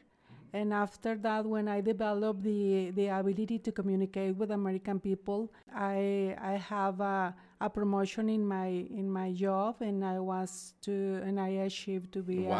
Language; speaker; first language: English; non-native, fluent; Spanish